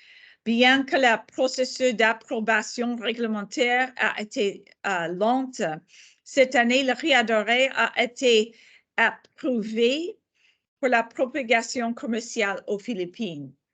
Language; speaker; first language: French; non-native, fluent; English